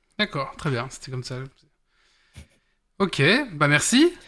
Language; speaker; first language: French; native; French